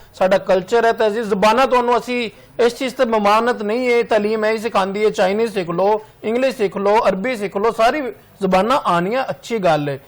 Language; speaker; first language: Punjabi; non-native, local second language; Urdu